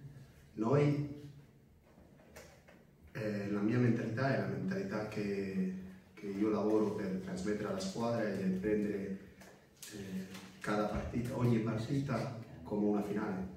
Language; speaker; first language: Italian; non-native, fluent; Spanish